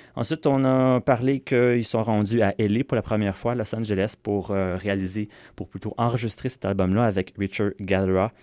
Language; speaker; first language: French; native; French